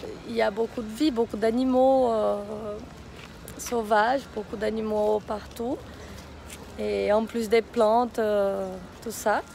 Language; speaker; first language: French; non-native, fluent; Portuguese